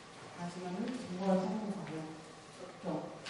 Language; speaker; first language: Korean; non-native, fluent; Chinese